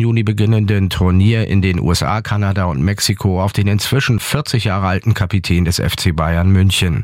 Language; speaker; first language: German; native; German